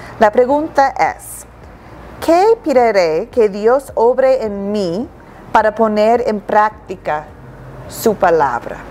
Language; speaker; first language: Spanish; non-native, fluent; English